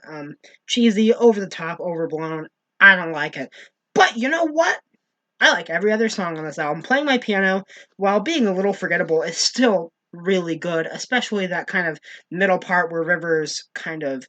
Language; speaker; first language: English; native; English